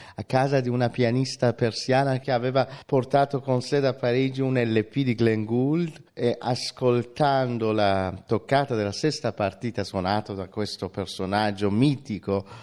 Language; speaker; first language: Italian; non-native, fluent; Persian